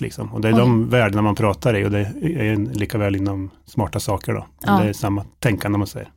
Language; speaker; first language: Swedish; native; Swedish